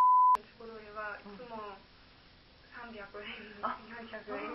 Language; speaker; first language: Japanese; non-native, learner; German